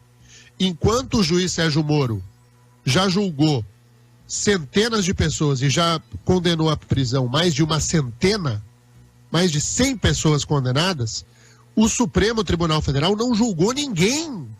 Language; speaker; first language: Portuguese; native; Portuguese